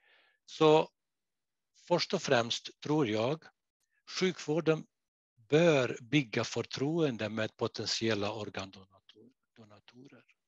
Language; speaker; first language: Swedish; non-native, fluent; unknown